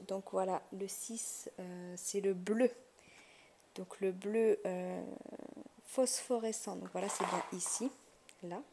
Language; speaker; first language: French; native; French